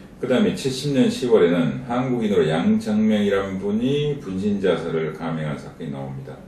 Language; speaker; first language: Korean; native; Korean